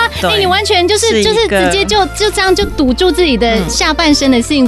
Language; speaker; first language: Chinese; native; Chinese